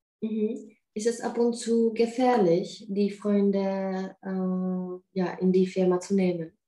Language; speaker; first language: German; non-native, fluent; Czech